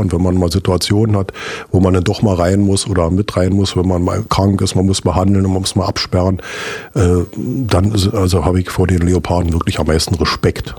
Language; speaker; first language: German; native; German